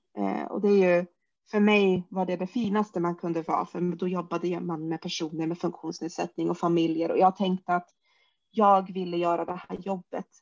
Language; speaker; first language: Swedish; early bilingual, other home language; Arabic